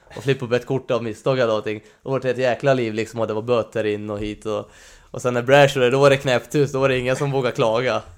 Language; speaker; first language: Swedish; non-native, fluent; Hungarian